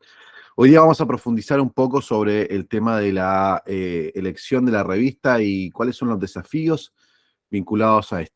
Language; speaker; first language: Spanish; native; Spanish